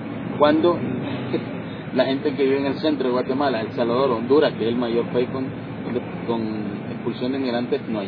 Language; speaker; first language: Spanish; native; Spanish